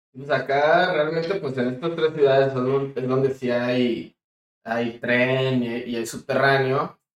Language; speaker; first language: Spanish; native; Spanish